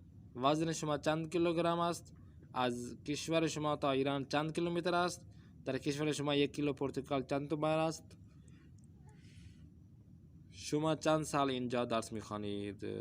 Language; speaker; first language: Persian; non-native, fluent; Urdu